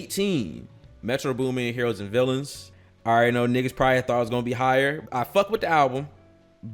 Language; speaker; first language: English; native; English